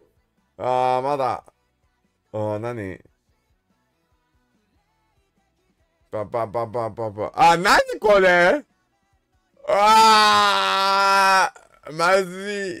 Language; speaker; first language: Japanese; non-native, learner; English